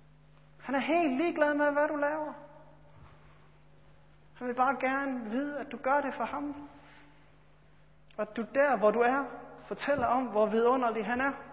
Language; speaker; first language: Danish; native; Danish